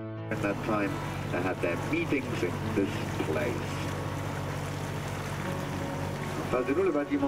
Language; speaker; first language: English; non-native, fluent; Dutch